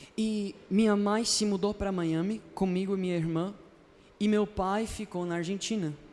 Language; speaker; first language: Portuguese; non-native, fluent; Spanish